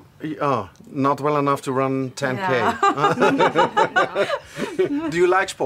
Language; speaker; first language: English; non-native, fluent; Dutch